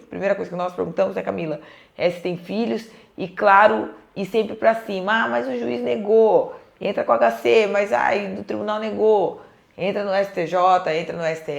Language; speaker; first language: Portuguese; native; Portuguese